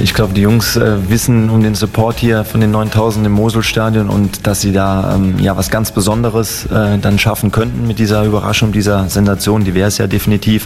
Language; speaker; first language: German; native; German